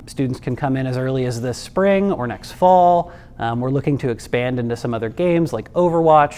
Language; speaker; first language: English; native; English